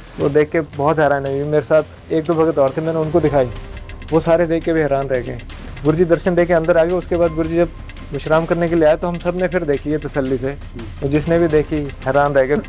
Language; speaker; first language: Hindi; native; Hindi